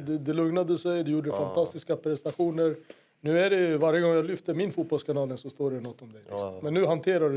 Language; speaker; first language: Swedish; native; Swedish